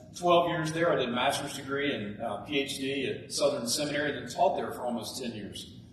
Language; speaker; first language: English; native; English